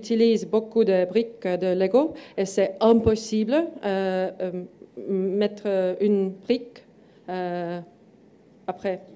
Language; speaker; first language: French; non-native, learner; Estonian